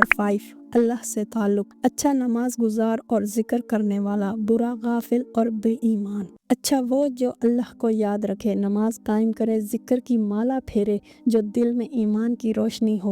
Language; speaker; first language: Hindi; native; Hindi